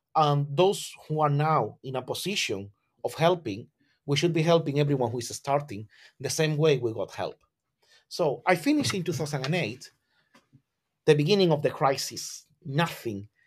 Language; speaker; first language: English; non-native, fluent; Spanish